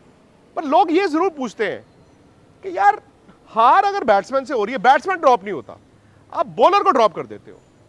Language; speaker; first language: Hindi; native; Hindi